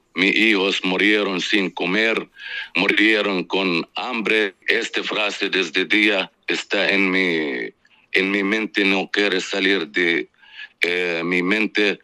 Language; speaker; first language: Spanish; non-native, fluent; Arabic